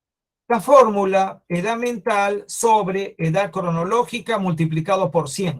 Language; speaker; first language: Spanish; native; Spanish